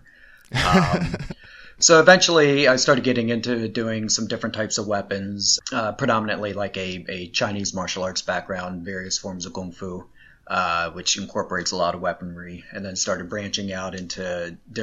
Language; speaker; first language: English; native; English